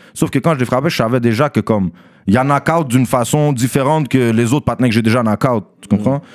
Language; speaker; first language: French; early bilingual, other home language; Russian